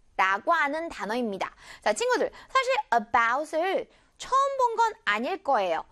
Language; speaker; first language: Korean; native; Korean